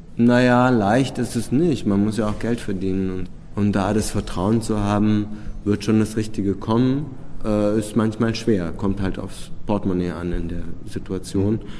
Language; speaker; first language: German; early bilingual, other home language; Czech